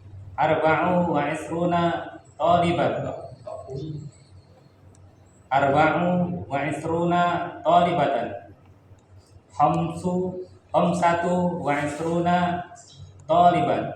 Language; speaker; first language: Arabic; non-native, learner; Indonesian